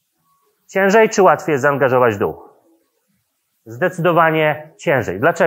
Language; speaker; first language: Polish; native; Polish